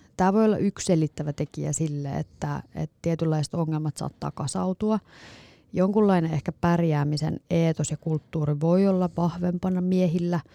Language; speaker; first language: Finnish; native; Finnish